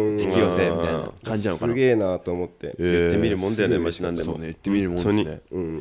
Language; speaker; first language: Japanese; native; Japanese